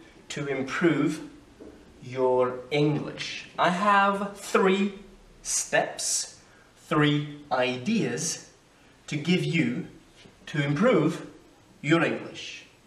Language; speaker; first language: English; native; English